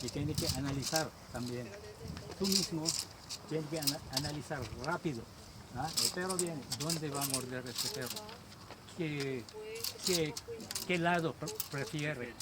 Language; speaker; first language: Spanish; non-native, learner; French